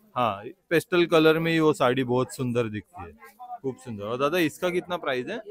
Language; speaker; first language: Hindi; non-native, local second language; Marathi